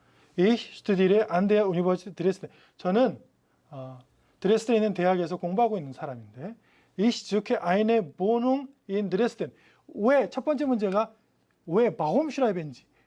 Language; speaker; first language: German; non-native, fluent; Korean